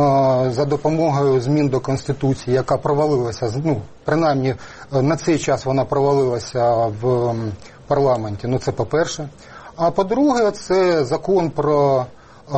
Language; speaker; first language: Ukrainian; native; Ukrainian